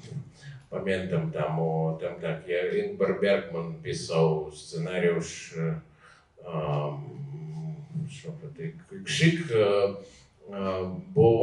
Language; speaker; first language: Polish; non-native, learner; Ukrainian